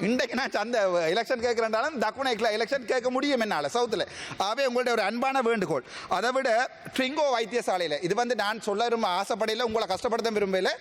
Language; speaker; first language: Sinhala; non-native, local second language; Tamil